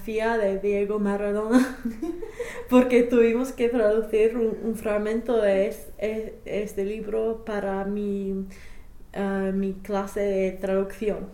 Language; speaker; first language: Spanish; non-native, fluent; English